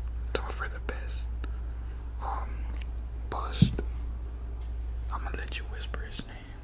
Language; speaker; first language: English; early bilingual, other home language; Spanish